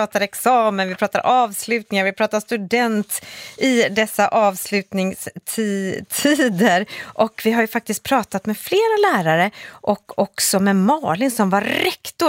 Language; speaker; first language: Swedish; native; Swedish